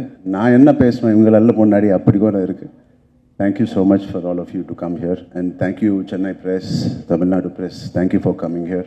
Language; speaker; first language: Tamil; non-native, local second language; Telugu